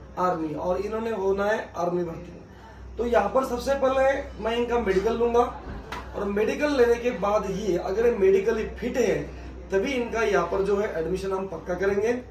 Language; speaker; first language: Hindi; non-native, local second language; Marathi